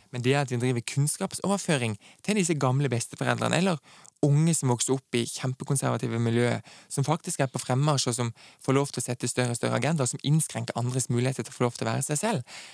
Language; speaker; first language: Norwegian; native; Norwegian